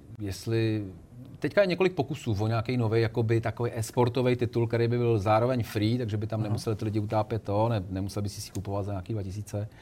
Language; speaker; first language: Czech; native; Czech